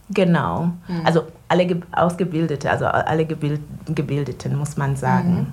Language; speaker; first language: German; non-native, fluent; Ganda